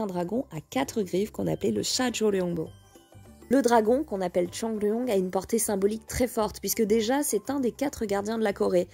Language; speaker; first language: French; native; French